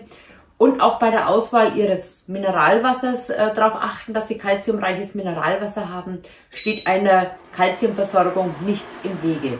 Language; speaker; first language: German; native; German